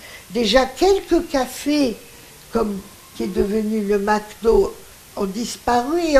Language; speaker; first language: French; non-native, local second language; Greek